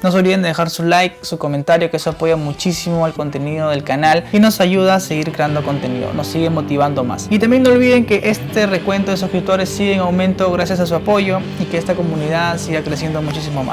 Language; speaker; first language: Spanish; native; Spanish